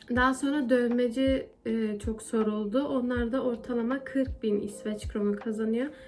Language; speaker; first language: Turkish; early bilingual, heritage; Turkish